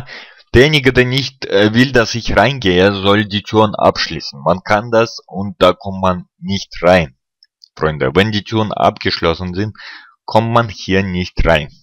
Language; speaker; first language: German; non-native, fluent; Russian